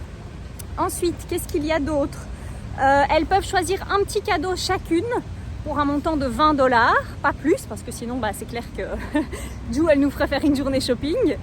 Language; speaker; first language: French; native; French